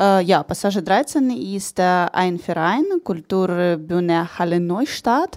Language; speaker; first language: German; non-native, learner; Ukrainian